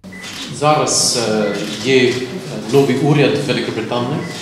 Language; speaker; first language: Ukrainian; non-native, fluent; English